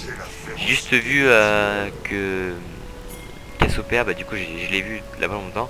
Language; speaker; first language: French; native; French